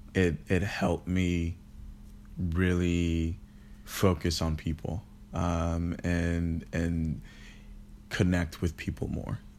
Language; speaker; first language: English; early bilingual, other home language; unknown